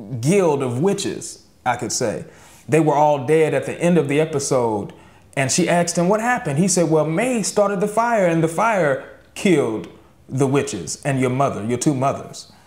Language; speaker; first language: English; native; English